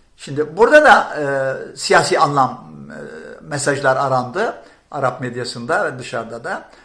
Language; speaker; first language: Turkish; non-native, fluent; Arabic